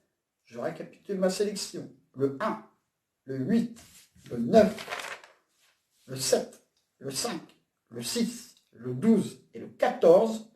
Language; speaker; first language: French; native; French